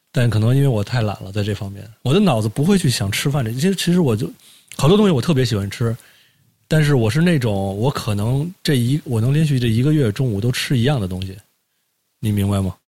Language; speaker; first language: Chinese; native; Chinese